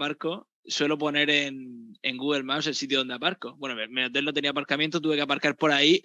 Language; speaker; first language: Spanish; native; Spanish